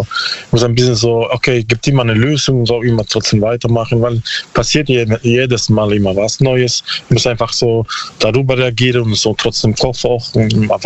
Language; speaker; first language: German; non-native, learner; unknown